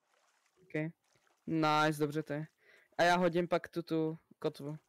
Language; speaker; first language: Czech; native; Czech